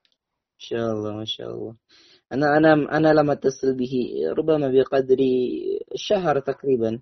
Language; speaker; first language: Arabic; non-native, learner; Indonesian